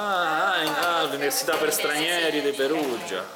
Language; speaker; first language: Italian; native; Italian